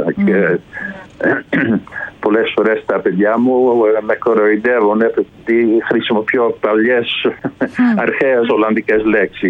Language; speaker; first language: Greek; non-native, fluent; Dutch